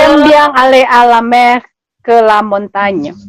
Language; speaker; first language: French; non-native, learner; Indonesian